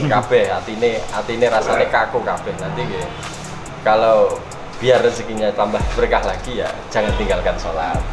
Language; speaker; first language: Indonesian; non-native, local second language; Javanese